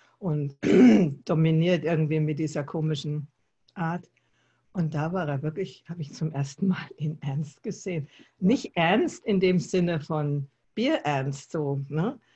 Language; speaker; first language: German; native; German